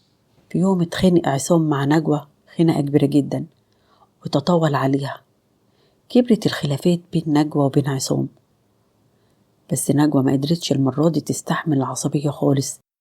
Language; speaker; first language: Arabic; native; Arabic